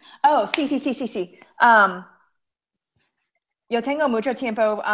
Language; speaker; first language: Spanish; non-native, learner; English